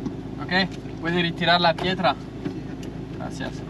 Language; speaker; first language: Spanish; non-native, learner; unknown